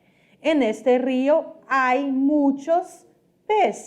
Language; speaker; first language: Spanish; non-native, fluent; Portuguese